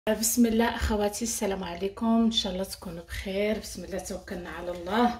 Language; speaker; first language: Arabic; native; Arabic